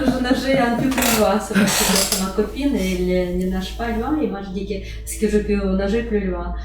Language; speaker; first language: French; non-native, learner; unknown